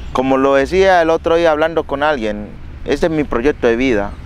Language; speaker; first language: Spanish; native; Spanish